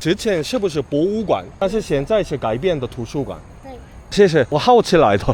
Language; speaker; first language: Chinese; non-native, learner; Korean